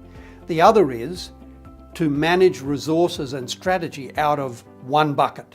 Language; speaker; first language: English; native; English